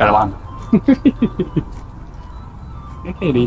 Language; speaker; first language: Spanish; non-native, learner; Japanese